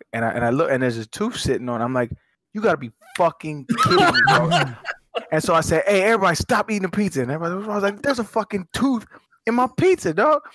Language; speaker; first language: English; native; English